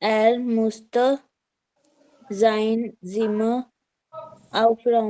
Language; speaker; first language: German; non-native, learner; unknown